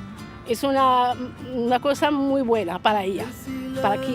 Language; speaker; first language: Spanish; non-native, learner; Arabic